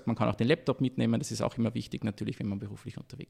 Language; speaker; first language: German; native; German